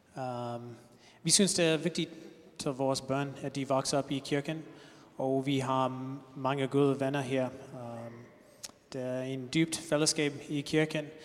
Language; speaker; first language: Danish; non-native, learner; English